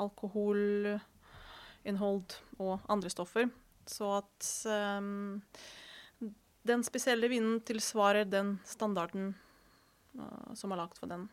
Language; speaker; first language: Norwegian; non-native, fluent; Ukrainian